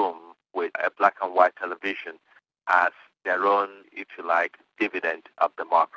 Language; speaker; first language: English; non-native, local second language; Igbo